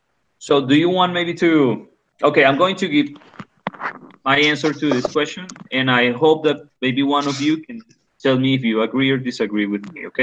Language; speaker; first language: English; non-native, fluent; Spanish